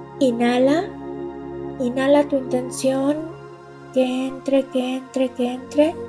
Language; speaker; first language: Spanish; native; Spanish